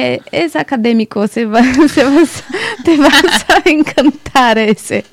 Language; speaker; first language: Spanish; non-native, learner; Portuguese